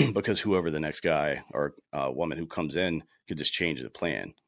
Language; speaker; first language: English; native; English